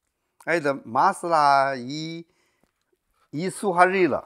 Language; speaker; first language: Russian; non-native, learner; Chinese